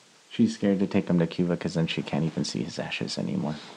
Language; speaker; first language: English; native; English